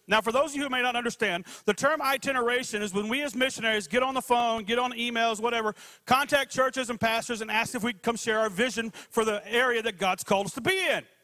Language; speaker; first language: English; native; English